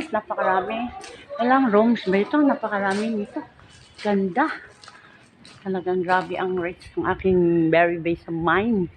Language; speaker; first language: Filipino; non-native, local second language; Cebuano